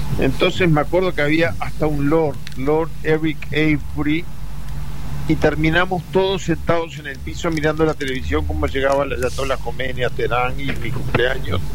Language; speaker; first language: Spanish; early bilingual, heritage; Spanish